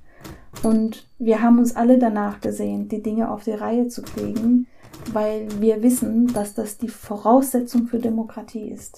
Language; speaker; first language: German; early bilingual, other home language; Persian